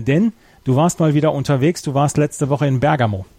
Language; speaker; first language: German; native; German